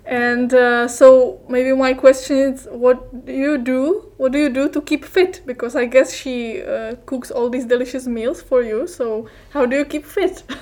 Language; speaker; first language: English; non-native, fluent; Czech